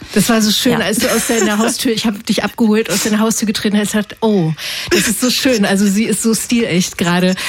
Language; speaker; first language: German; native; German